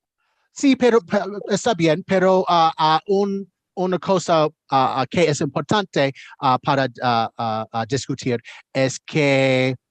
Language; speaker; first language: Spanish; non-native, learner; English